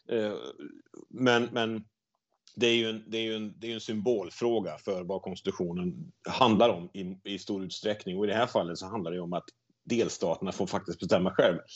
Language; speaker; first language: Swedish; native; Swedish